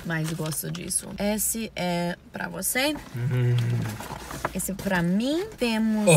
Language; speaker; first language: Portuguese; non-native, learner; English